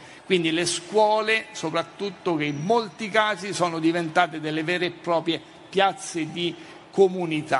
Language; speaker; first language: Italian; native; Italian